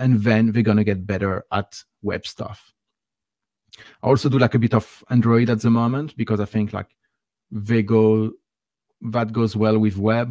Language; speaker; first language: English; non-native, fluent; French